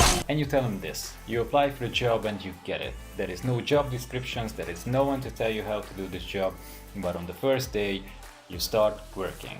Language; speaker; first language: English; non-native, fluent; Hungarian